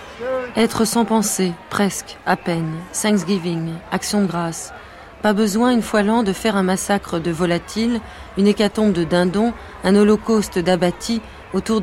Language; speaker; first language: French; native; French